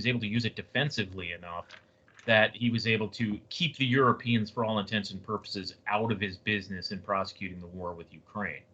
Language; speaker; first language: English; native; English